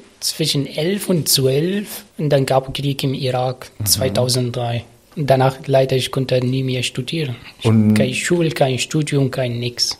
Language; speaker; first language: German; non-native, learner; Arabic